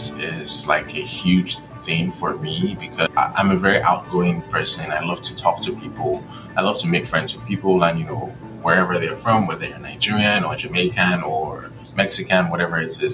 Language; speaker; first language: English; non-native, local second language; Yoruba